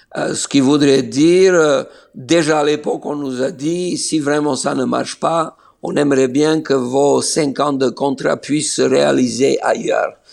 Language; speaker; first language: French; non-native, fluent; Slovenian